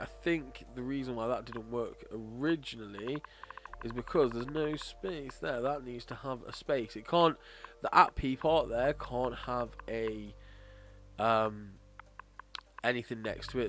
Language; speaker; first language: English; native; English